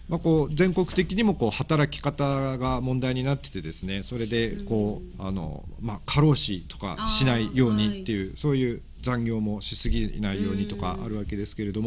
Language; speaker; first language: Japanese; native; Japanese